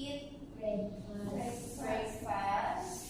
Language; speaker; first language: English; non-native, learner; Indonesian